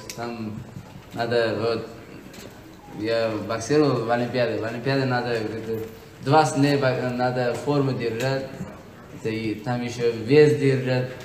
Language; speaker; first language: Russian; non-native, learner; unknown